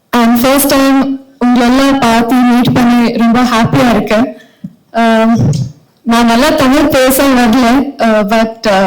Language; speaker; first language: Tamil; non-native, learner; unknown